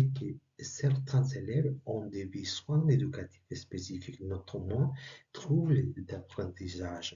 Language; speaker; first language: French; non-native, learner; Spanish